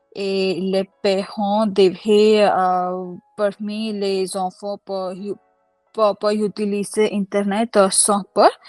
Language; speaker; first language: French; non-native, learner; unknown